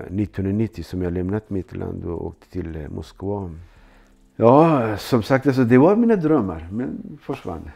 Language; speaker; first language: Swedish; non-native, learner; Persian